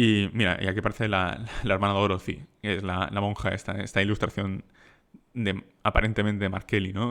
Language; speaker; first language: Spanish; native; Spanish